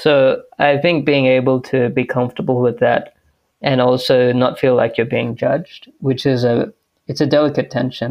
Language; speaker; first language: English; native; English